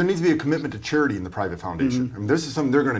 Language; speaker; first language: English; native; English